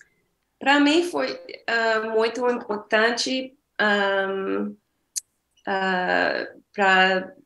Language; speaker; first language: Portuguese; non-native, learner; English